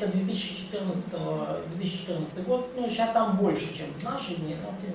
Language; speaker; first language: Russian; native; Russian